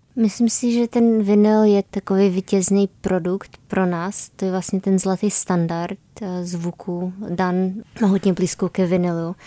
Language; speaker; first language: Czech; non-native, fluent; Polish